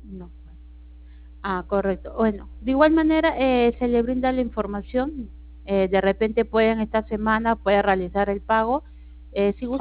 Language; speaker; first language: Spanish; native; Spanish